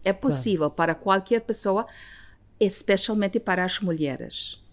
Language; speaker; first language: Portuguese; non-native, fluent; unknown